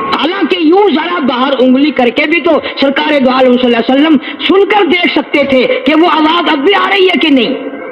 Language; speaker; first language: Urdu; non-native, local second language; Saraiki